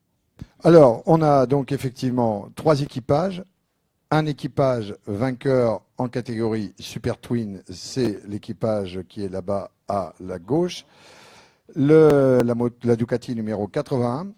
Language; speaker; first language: French; native; French